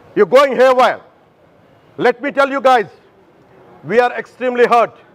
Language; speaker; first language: English; non-native, local second language; Telugu